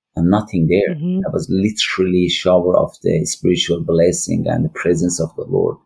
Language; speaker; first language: English; non-native, learner; Persian